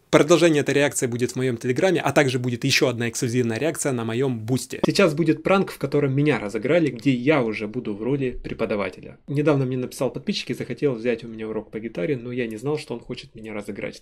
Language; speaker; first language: Russian; native; Russian